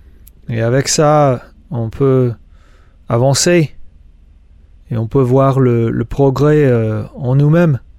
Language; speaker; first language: French; non-native, fluent; Spanish